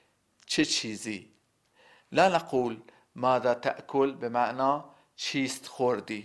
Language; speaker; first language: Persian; non-native, fluent; Arabic